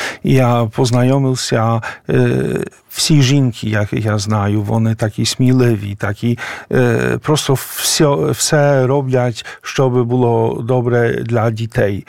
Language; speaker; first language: Ukrainian; non-native, fluent; Polish